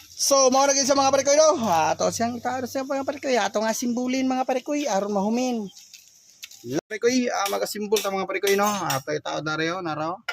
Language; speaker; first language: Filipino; non-native, local second language; Cebuano